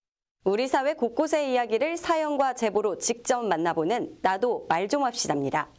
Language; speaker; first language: Korean; native; Korean